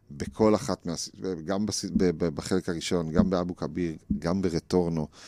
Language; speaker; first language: Hebrew; native; Hebrew